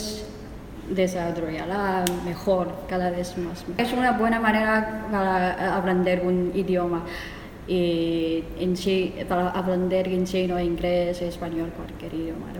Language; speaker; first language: Spanish; non-native, fluent; Chinese